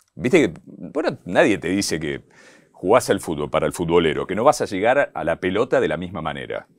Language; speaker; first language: Spanish; native; Spanish